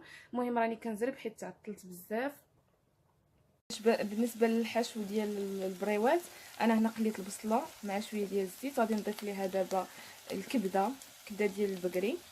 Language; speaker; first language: Arabic; native; Arabic